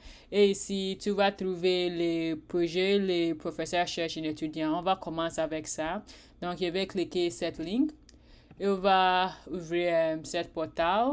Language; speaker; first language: French; non-native, learner; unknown